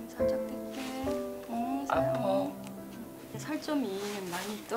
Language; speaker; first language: Korean; native; Korean